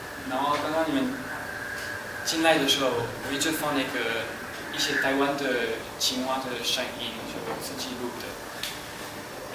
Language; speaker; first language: Chinese; non-native, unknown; French